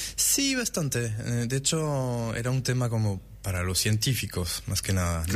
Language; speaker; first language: Spanish; non-native, fluent; French